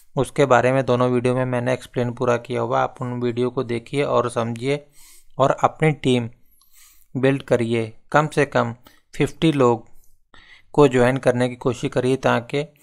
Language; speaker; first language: Hindi; non-native, local second language; Punjabi